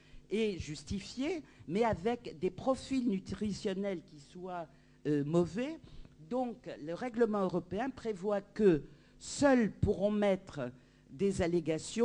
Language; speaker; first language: French; native; French